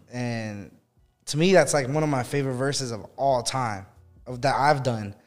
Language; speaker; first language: English; native; English